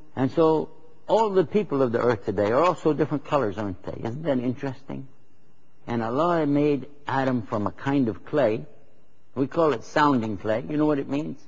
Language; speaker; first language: English; native; English